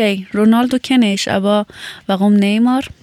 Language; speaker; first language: German; non-native, learner; Persian